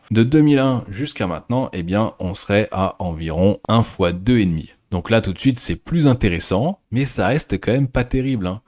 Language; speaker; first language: French; native; French